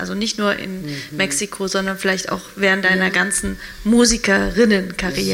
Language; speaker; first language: German; native; German